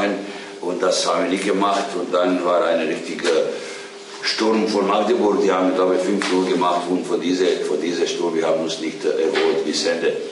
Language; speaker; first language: German; non-native, fluent; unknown